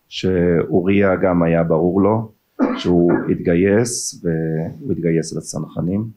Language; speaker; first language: Hebrew; early bilingual, other home language; German